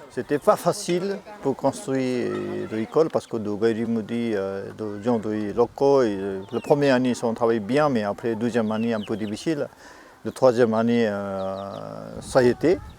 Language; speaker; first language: French; non-native, learner; Nepali